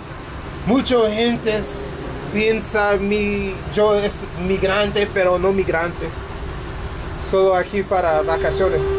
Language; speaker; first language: Spanish; non-native, learner; English